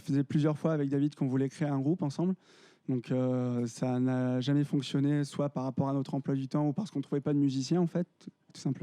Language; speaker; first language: French; native; French